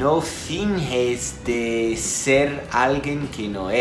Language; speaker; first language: Spanish; non-native, fluent; Portuguese